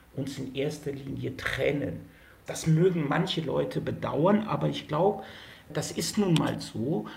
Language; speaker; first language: German; native; German